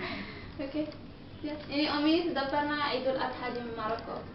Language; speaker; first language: Indonesian; non-native, learner; Arabic